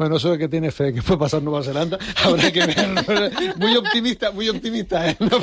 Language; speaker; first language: Spanish; native; Spanish